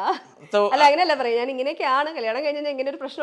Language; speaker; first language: Malayalam; native; Malayalam